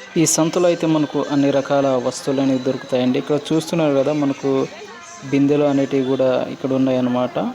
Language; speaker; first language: Telugu; non-native, local second language; Koya